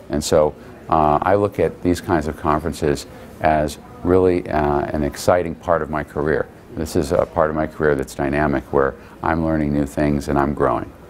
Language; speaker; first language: English; native; English